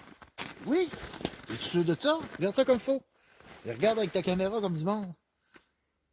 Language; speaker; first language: French; native; French